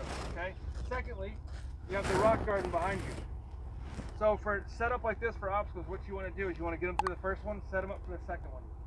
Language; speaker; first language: English; native; English